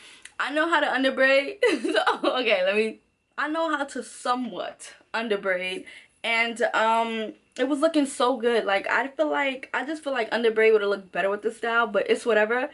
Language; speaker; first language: English; native; English